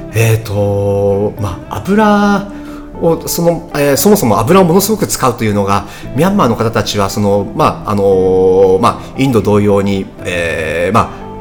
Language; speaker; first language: Japanese; native; Japanese